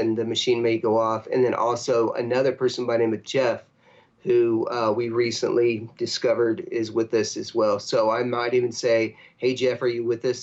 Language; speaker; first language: English; native; English